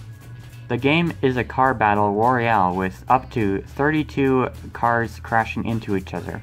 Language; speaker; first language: English; native; English